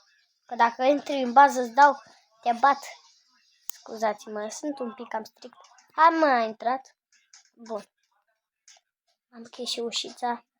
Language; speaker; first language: Romanian; native; Romanian